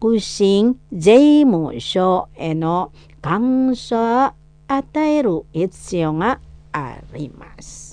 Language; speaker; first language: Japanese; non-native, learner; Indonesian